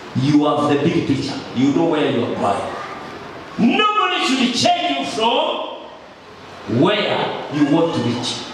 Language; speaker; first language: English; non-native, local second language; Swahili